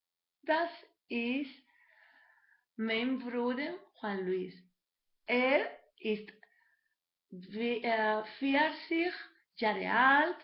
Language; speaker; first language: German; non-native, learner; Spanish